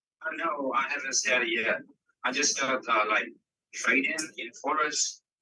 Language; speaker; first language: English; non-native, learner; Vietnamese